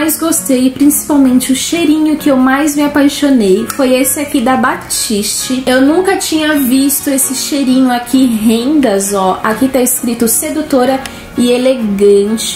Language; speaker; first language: Portuguese; native; Portuguese